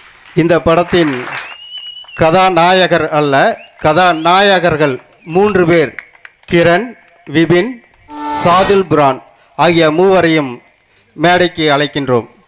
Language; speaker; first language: Tamil; native; Tamil